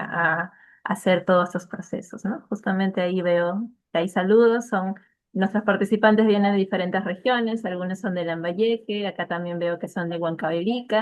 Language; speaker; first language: Spanish; native; Spanish